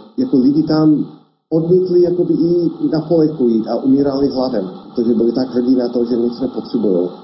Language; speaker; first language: Czech; non-native, fluent; English